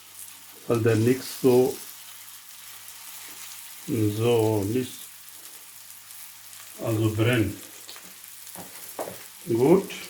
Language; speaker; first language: German; non-native, learner; Urdu